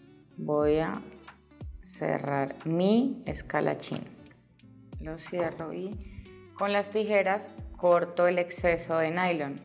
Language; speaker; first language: Spanish; native; Spanish